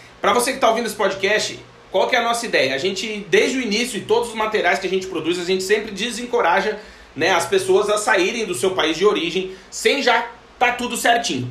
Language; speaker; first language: Portuguese; native; Portuguese